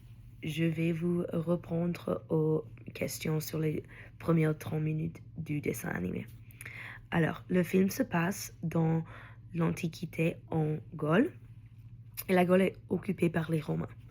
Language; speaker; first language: French; non-native, learner; English